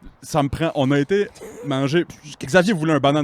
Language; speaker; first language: French; native; French